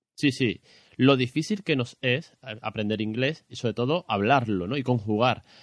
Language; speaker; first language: Spanish; native; Spanish